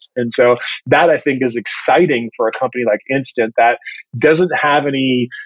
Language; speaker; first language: English; native; English